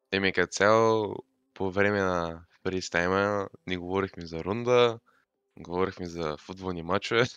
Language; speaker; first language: Bulgarian; non-native, local second language; Turkish